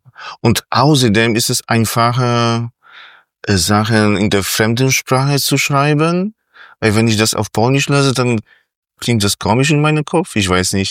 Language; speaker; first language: German; non-native, fluent; Polish